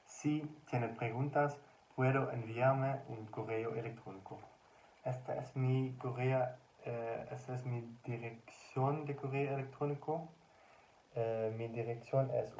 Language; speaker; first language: Spanish; non-native, learner; Dutch